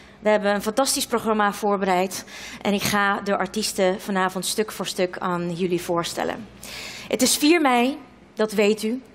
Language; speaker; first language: Dutch; early bilingual, other home language; Russian